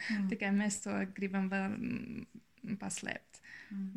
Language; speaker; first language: Latvian; non-native, learner; German